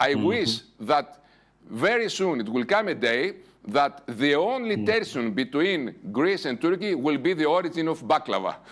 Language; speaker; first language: English; non-native, fluent; Greek